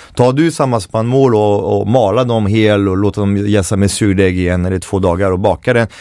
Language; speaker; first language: Swedish; non-native, fluent; French